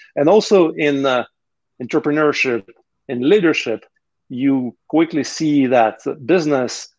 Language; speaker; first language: English; non-native, fluent; Russian